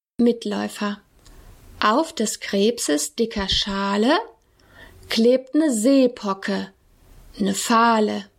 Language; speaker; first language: German; native; German